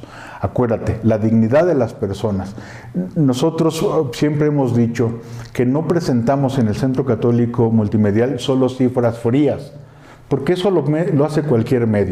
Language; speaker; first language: Spanish; native; Spanish